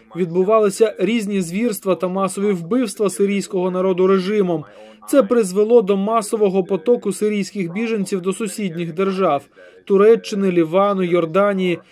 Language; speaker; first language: Ukrainian; non-native, fluent; Arabic